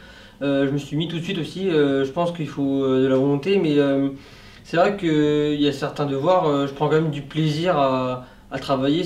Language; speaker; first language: French; native; French